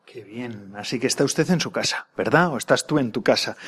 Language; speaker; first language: Spanish; native; Spanish